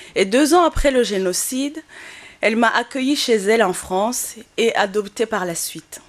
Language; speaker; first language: French; non-native, local second language; Kinyarwanda